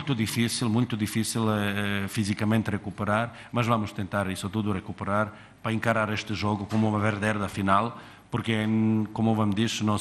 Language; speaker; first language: Portuguese; non-native, fluent; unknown